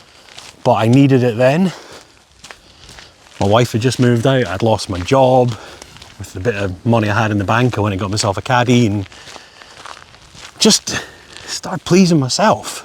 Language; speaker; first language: English; native; English